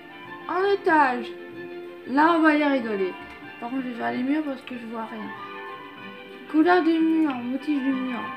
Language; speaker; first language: French; native; French